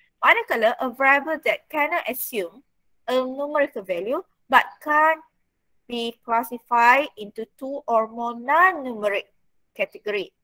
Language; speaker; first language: English; non-native, local second language; Malay